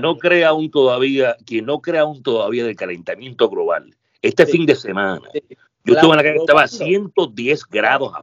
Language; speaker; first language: Spanish; native; Spanish